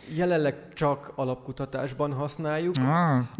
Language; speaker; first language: Hungarian; native; Hungarian